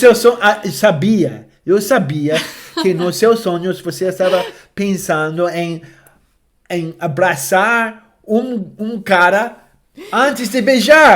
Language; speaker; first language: Portuguese; non-native, fluent; English